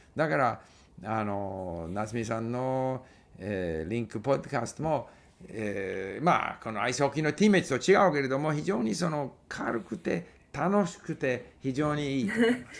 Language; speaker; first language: Japanese; non-native, fluent; English